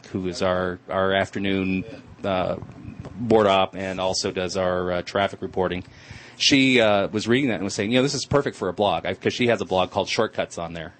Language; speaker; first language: English; native; English